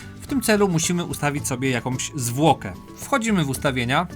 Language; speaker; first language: Polish; native; Polish